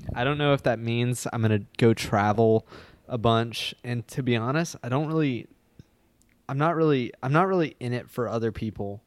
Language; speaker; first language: English; native; English